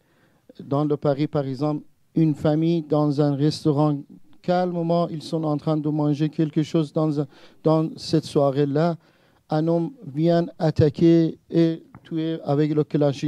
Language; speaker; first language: French; non-native, learner; Persian